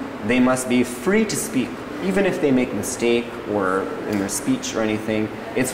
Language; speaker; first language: English; non-native, fluent; Korean